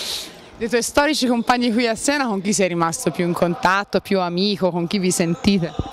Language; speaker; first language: Italian; native; Italian